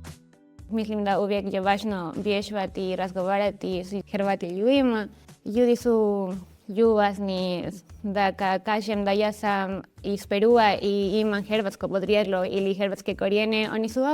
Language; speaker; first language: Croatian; non-native, learner; Spanish